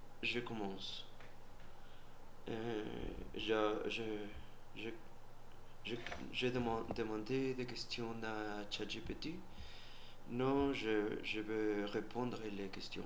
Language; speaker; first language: French; non-native, learner; Spanish